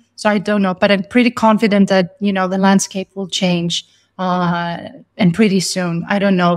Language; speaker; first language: English; non-native, fluent; Greek